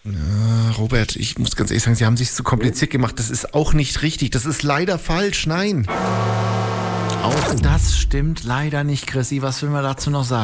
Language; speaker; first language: German; native; German